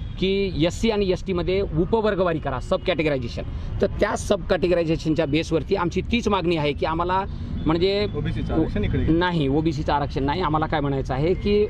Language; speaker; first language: Marathi; non-native, local second language; Lambadi